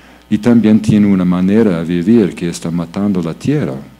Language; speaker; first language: Spanish; non-native, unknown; English